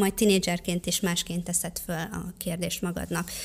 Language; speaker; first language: Hungarian; native; Hungarian